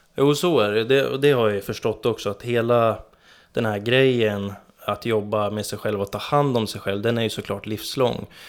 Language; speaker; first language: Swedish; native; Swedish